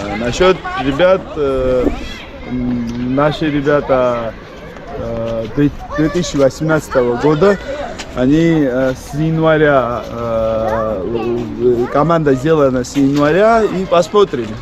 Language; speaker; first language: Russian; non-native, fluent; Georgian